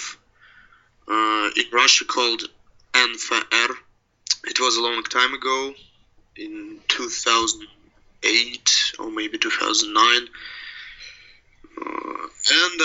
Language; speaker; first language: English; non-native, learner; Russian